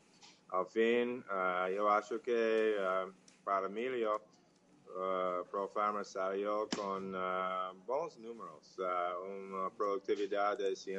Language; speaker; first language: Portuguese; non-native, fluent; English